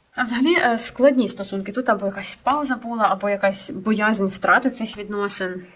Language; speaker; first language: Ukrainian; non-native, local second language; Russian